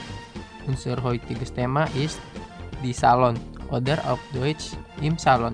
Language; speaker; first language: German; non-native, fluent; Indonesian